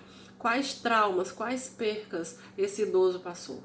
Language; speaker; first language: Portuguese; native; Portuguese